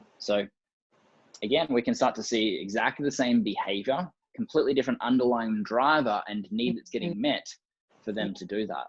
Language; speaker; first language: English; native; English